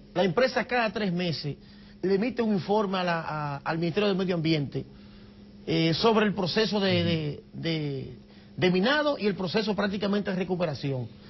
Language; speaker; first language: Spanish; native; Spanish